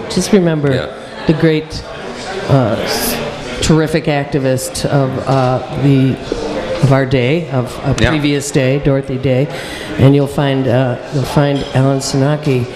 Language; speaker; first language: English; native; English